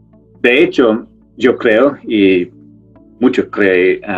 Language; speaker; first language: Spanish; non-native, fluent; English